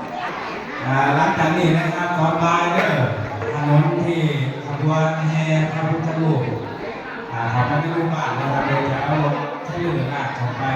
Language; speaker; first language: Thai; non-native, local second language; Northeastern Thai